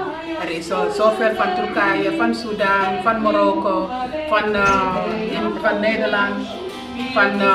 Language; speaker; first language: Dutch; non-native, learner; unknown